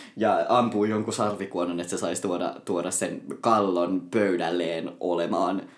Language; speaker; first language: Finnish; native; Finnish